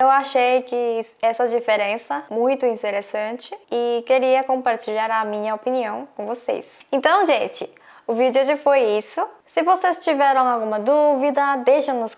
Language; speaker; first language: Portuguese; non-native, fluent; Korean